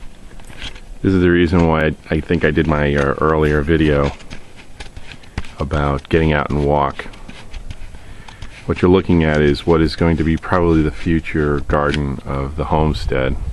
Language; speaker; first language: English; native; English